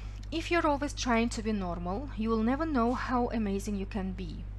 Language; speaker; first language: English; non-native, fluent; Kazakh